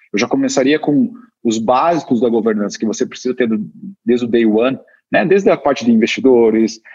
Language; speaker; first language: Portuguese; native; Portuguese